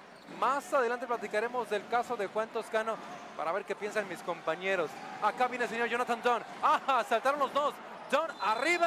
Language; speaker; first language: Spanish; native; Spanish